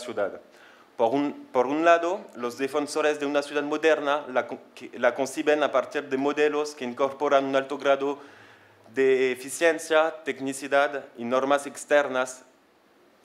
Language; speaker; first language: Spanish; non-native, fluent; French